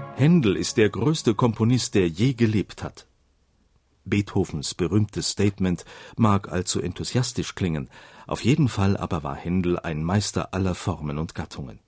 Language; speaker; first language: German; native; German